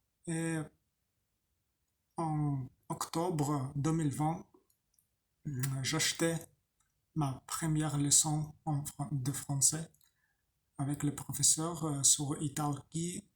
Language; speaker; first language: French; non-native, learner; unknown